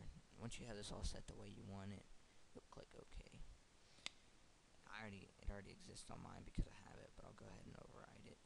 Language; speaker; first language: English; native; English